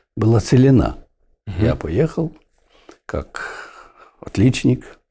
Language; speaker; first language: Russian; non-native, local second language; Ukrainian